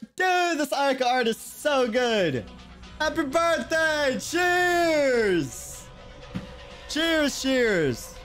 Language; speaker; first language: English; native; English